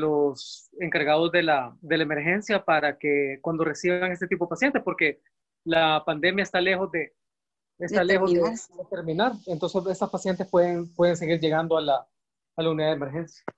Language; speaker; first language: Spanish; native; Spanish